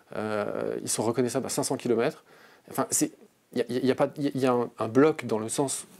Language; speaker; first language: French; native; French